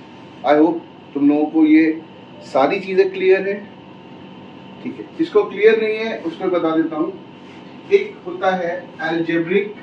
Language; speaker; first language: Hindi; native; Hindi